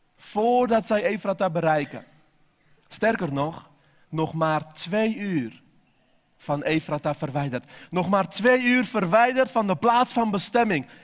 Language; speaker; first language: Dutch; non-native, fluent; Armenian